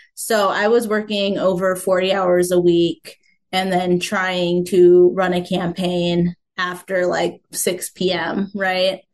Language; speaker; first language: English; native; English